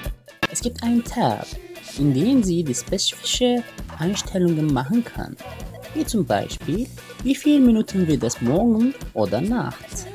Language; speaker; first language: German; non-native, learner; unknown